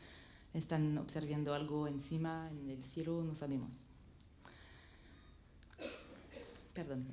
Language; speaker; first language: Spanish; non-native, learner; French